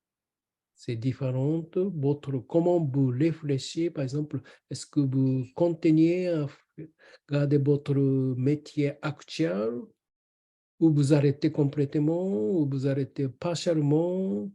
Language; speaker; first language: French; non-native, learner; Japanese